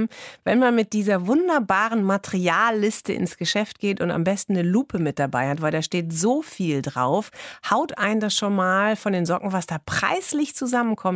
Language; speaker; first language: German; native; German